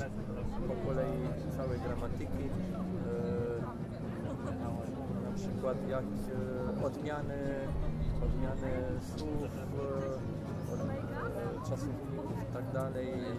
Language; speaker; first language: Polish; non-native, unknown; Italian